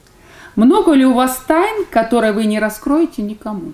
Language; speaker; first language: Russian; native; Russian